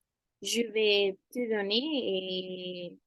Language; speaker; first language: French; non-native, fluent; Spanish